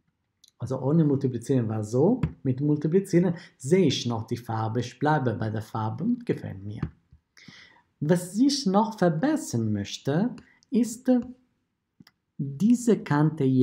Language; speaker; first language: German; non-native, fluent; Italian